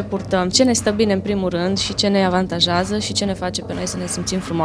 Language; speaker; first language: Romanian; native; Romanian